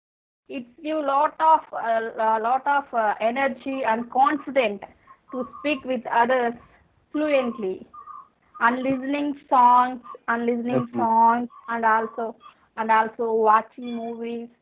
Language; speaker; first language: English; non-native, learner; Telugu